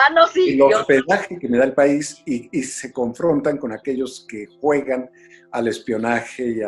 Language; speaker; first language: Spanish; native; Spanish